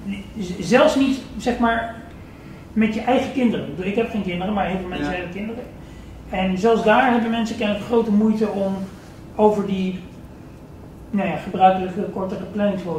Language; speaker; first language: Dutch; native; Dutch